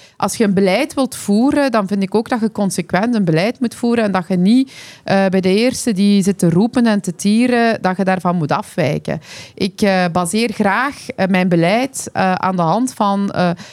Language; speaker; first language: Dutch; early bilingual, other home language; Kurdish